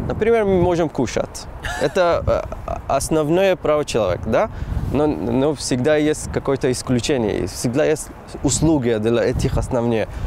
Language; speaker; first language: Russian; non-native, fluent; Persian